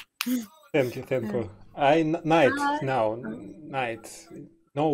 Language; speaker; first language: English; non-native, learner; Russian